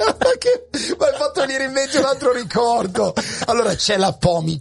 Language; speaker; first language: Italian; native; Italian